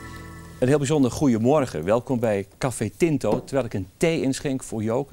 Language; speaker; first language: Dutch; native; Dutch